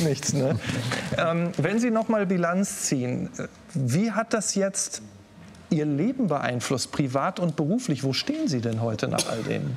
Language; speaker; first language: German; native; German